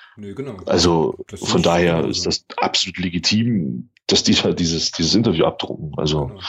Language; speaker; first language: German; native; German